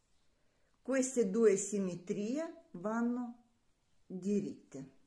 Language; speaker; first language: Italian; non-native, learner; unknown